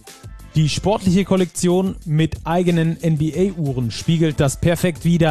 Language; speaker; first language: German; native; German